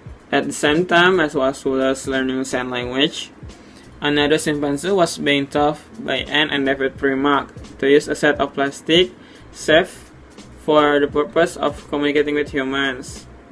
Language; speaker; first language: English; non-native, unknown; Indonesian